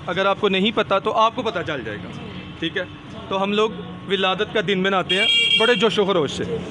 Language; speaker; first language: Hindi; non-native, local second language; Punjabi